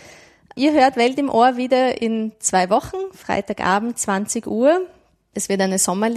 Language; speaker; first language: German; native; German